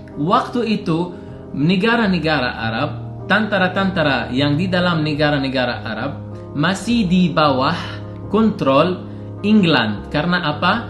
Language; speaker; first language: Indonesian; non-native, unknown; Arabic